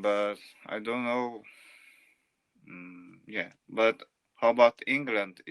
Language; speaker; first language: English; non-native, learner; Portuguese